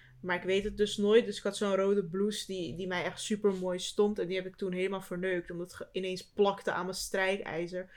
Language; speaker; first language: Dutch; early bilingual, other home language; Turkish